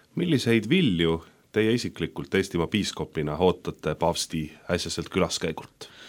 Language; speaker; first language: Estonian; native; Estonian